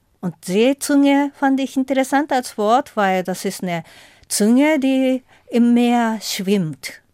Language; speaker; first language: German; non-native, fluent; Japanese